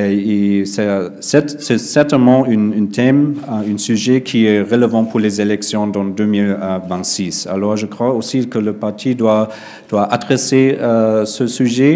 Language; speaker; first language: French; non-native, fluent; German